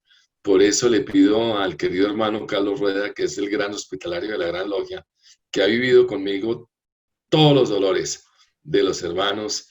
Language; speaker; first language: Spanish; native; Spanish